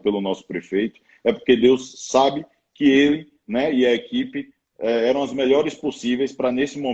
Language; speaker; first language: Portuguese; native; Portuguese